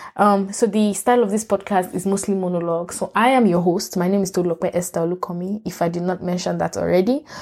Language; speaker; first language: English; non-native, local second language; Yoruba